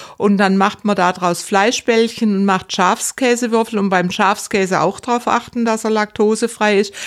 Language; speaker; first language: German; native; German